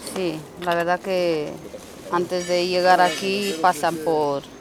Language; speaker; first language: Spanish; non-native, fluent; Romanian